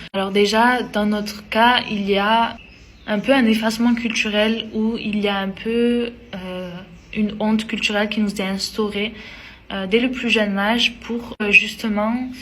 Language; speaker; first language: French; early bilingual, other home language; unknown